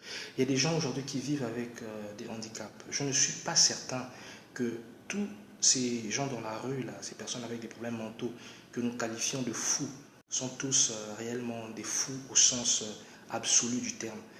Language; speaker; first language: French; non-native, local second language; Lingala